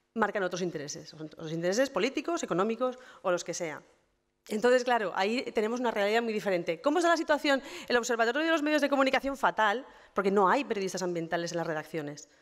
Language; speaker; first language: Spanish; native; Spanish